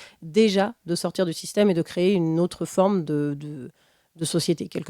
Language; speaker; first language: French; native; French